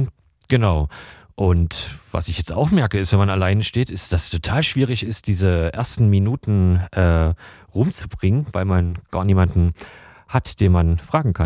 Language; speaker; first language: German; native; German